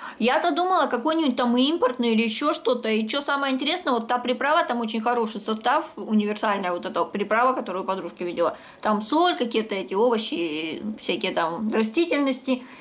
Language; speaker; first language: Russian; native; Russian